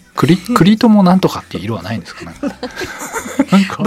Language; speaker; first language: Japanese; early bilingual, heritage; Japanese